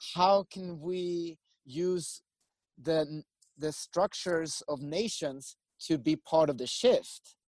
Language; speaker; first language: English; non-native, fluent; Swedish